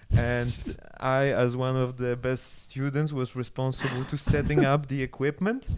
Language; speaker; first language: English; non-native, fluent; Polish